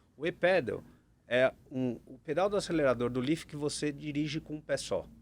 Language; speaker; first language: Portuguese; native; Portuguese